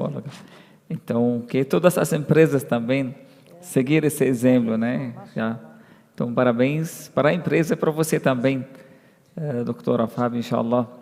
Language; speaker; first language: Portuguese; non-native, fluent; Arabic